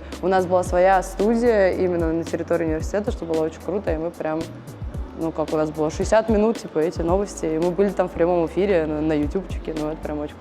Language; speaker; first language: Russian; native; Russian